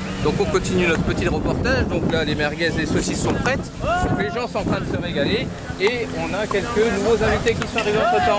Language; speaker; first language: French; native; French